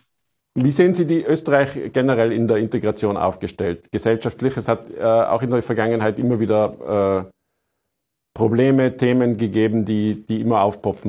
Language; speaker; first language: German; native; German